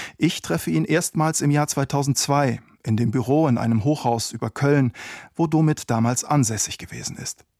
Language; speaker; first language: German; native; German